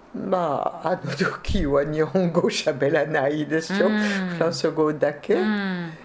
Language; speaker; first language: Japanese; non-native, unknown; French